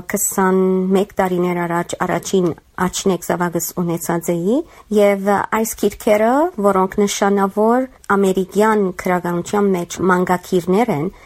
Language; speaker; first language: Armenian; early bilingual, heritage; Armenian